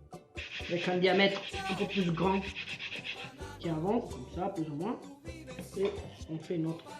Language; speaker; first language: French; non-native, fluent; Italian